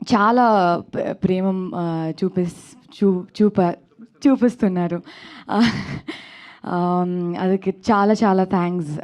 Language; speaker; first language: Telugu; non-native, local second language; Kannada